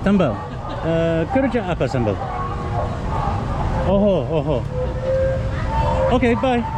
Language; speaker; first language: Indonesian; non-native, learner; English